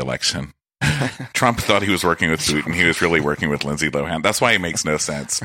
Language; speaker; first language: English; native; English